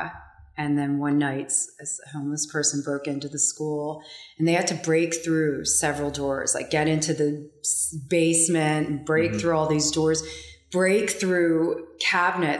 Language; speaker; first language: English; native; English